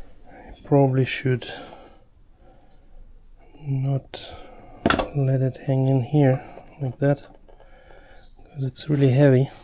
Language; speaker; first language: English; non-native, fluent; German